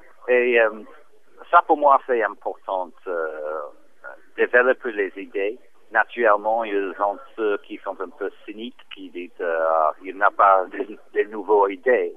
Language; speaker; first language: French; non-native, fluent; English